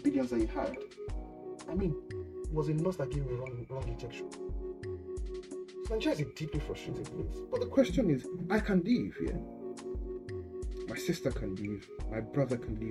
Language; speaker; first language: English; non-native, local second language; Yoruba